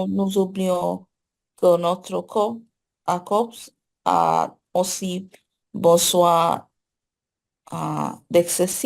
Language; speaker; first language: French; non-native, learner; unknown